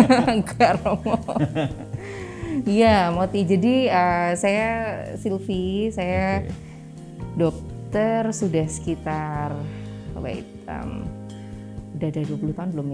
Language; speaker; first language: Indonesian; native; Indonesian